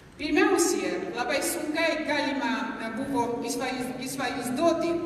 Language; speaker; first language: Lithuanian; non-native, fluent; Georgian